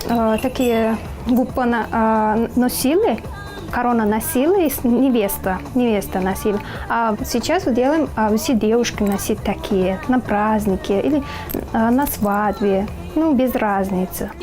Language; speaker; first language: Russian; non-native, learner; Turkmen